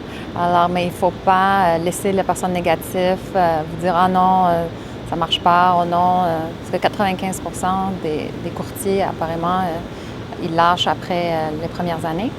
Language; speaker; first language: French; early bilingual, other home language; Arabic